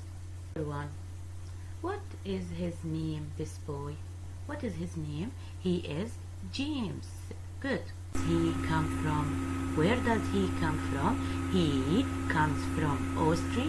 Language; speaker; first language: English; non-native, fluent; Arabic